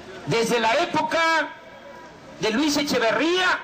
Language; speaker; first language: Spanish; native; Spanish